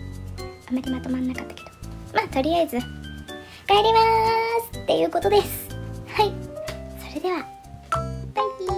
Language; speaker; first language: Japanese; native; Japanese